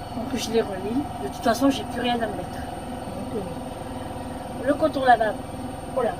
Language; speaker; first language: French; native; French